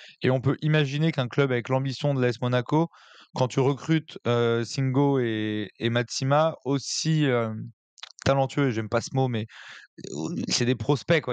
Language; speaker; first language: French; native; French